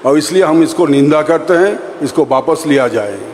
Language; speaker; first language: Hindi; non-native, local second language; Bangla